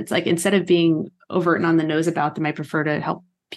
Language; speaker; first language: English; native; English